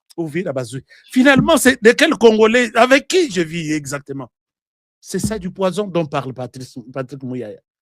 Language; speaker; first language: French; non-native, local second language; Lingala